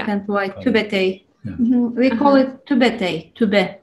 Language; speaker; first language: English; non-native, learner; Tatar